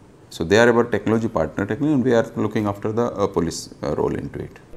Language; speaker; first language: English; non-native, local second language; Hindi